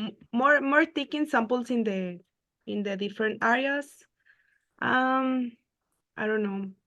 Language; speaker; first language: English; non-native, learner; Spanish